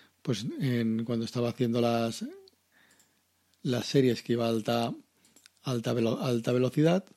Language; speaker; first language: Spanish; native; Spanish